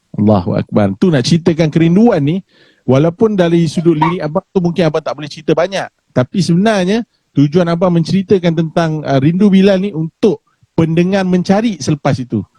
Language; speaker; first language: Malay; native; Malay